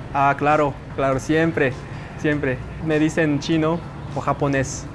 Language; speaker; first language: Spanish; non-native, fluent; Korean